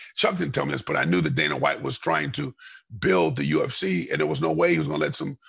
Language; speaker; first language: English; native; English